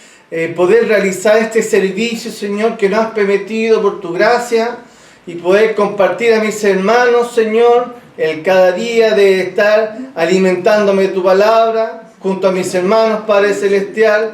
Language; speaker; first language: Spanish; native; Spanish